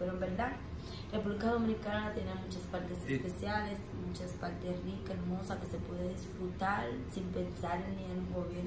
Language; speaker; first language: Spanish; native; Spanish